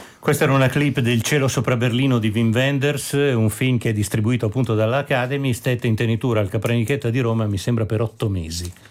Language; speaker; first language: Italian; native; Italian